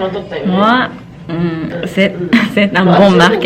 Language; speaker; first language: French; non-native, learner; Japanese